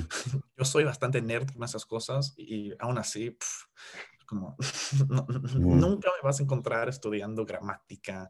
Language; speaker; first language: Spanish; non-native, fluent; English